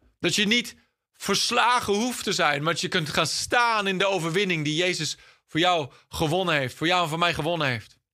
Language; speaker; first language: Dutch; non-native, fluent; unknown